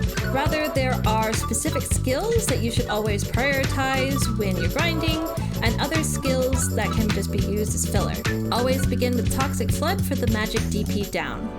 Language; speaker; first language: English; native; English